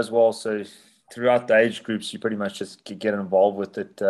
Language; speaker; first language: English; native; English